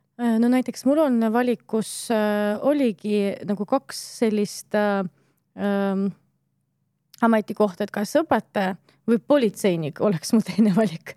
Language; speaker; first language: Estonian; non-native, local second language; Russian